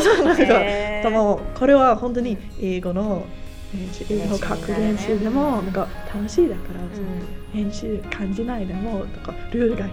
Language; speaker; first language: Japanese; non-native, learner; English